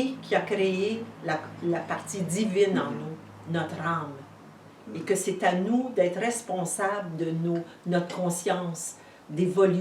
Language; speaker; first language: French; native; French